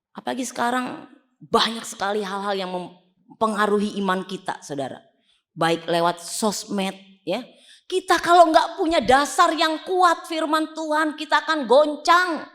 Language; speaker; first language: Indonesian; native; Indonesian